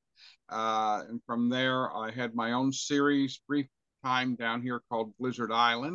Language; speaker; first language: English; native; English